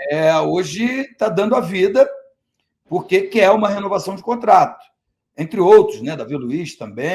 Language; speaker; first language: Portuguese; native; Portuguese